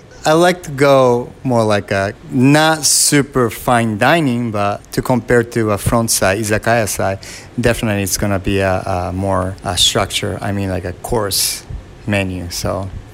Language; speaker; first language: English; non-native, fluent; Japanese